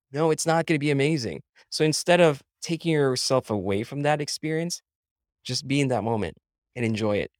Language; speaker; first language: English; non-native, local second language; Filipino